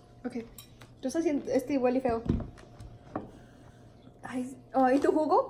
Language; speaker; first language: Spanish; early bilingual, heritage; Spanish